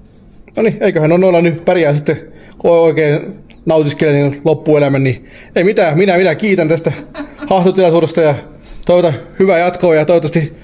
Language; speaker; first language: Finnish; native; Finnish